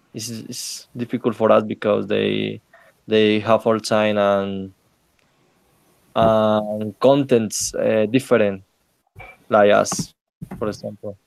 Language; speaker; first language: English; non-native, learner; Spanish